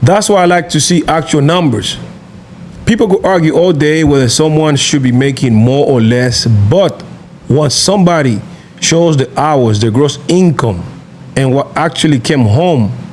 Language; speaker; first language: English; native; English